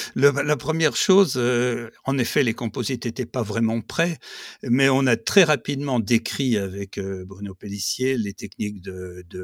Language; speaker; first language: French; native; French